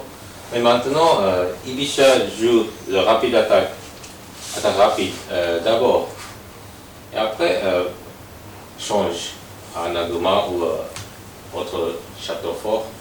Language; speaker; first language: French; non-native, fluent; Japanese